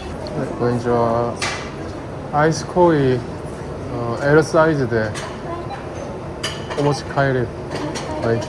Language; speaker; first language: Japanese; non-native, learner; Korean